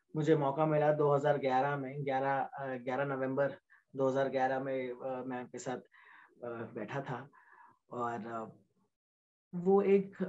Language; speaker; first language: Hindi; native; Hindi